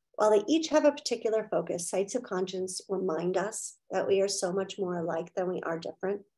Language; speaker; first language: English; native; English